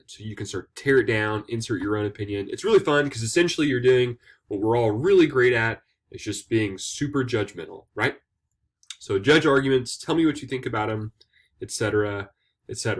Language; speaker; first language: English; native; English